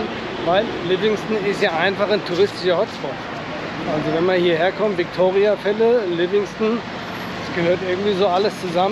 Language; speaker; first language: German; native; German